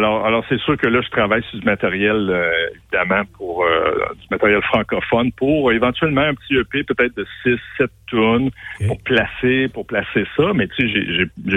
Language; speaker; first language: French; native; French